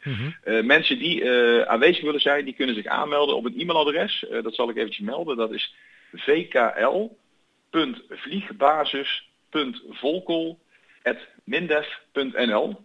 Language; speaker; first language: Dutch; native; Dutch